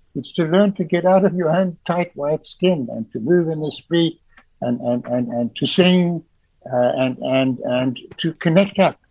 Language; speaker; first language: English; native; English